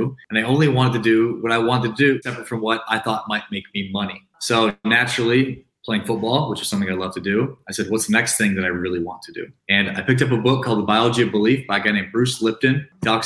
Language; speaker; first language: English; native; English